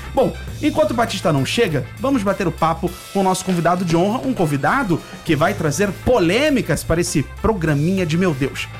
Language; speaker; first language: Portuguese; native; Portuguese